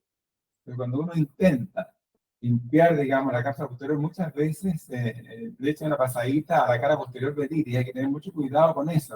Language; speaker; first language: Spanish; native; Spanish